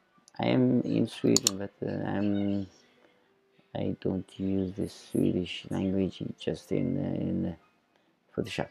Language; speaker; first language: English; non-native, learner; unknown